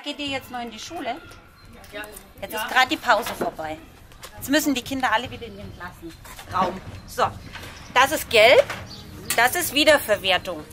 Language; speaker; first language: German; native; German